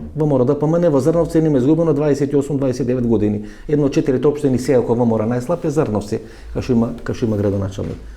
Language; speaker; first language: Macedonian; native; Macedonian